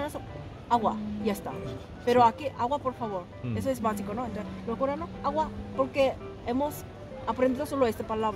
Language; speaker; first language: Spanish; non-native, fluent; Korean